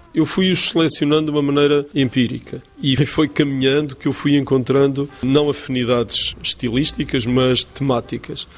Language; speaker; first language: Portuguese; native; Portuguese